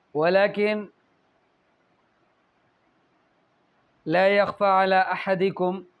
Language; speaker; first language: Arabic; non-native, fluent; Urdu